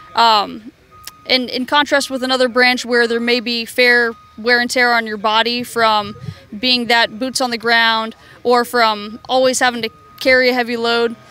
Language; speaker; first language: English; native; English